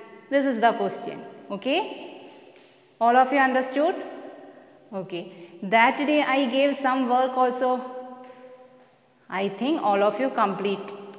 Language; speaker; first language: English; non-native, local second language; Malayalam